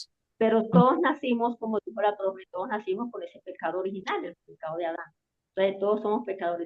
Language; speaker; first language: Spanish; native; Spanish